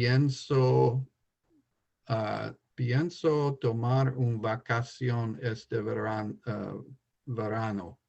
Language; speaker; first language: Spanish; non-native, learner; English